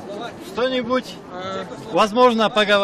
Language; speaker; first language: Russian; non-native, learner; Slovak